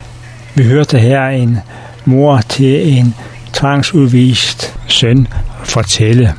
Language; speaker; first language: Danish; native; Danish